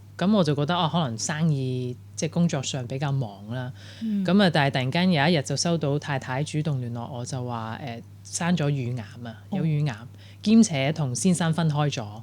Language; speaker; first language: Cantonese; early bilingual, heritage; Cantonese